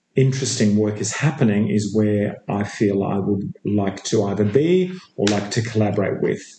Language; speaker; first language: English; native; English